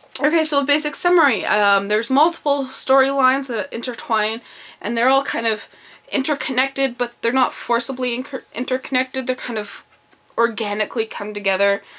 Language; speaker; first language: English; native; English